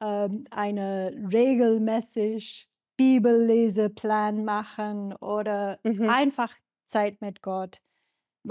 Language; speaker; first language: German; non-native, learner; English